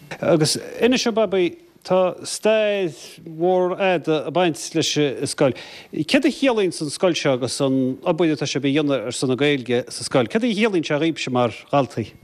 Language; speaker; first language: Irish; native; Irish